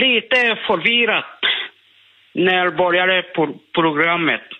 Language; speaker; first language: Swedish; non-native, learner; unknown